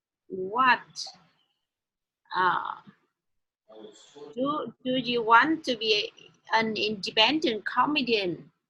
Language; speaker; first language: English; non-native, learner; Vietnamese